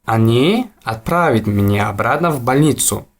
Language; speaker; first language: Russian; non-native, local second language; Tajik